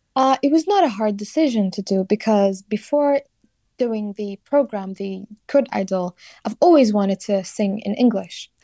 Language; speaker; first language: English; non-native, fluent; Kurdish